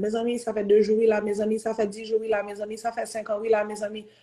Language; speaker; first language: French; non-native, local second language; Haitian Creole